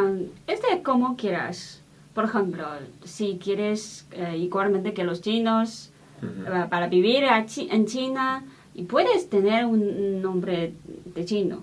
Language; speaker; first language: Spanish; non-native, learner; Chinese